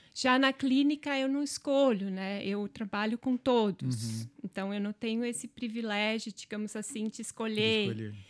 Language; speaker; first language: Portuguese; non-native, local second language; German